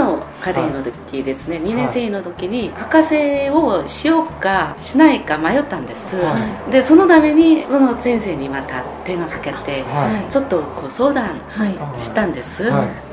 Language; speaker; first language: Japanese; non-native, fluent; Korean